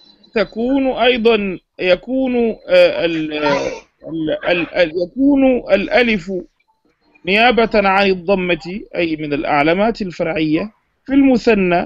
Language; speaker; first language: Arabic; non-native, fluent; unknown